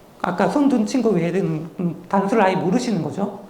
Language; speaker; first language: Korean; native; Korean